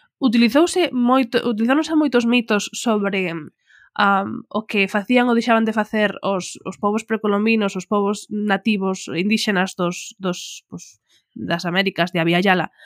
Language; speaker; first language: Galician; non-native, local second language; Spanish